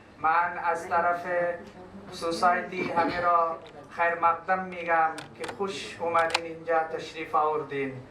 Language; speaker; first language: Persian; non-native, fluent; Hindi